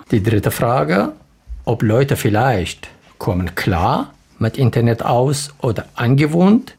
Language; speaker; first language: German; non-native, learner; Arabic